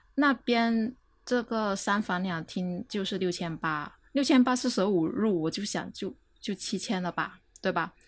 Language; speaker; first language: Chinese; non-native, local second language; Cantonese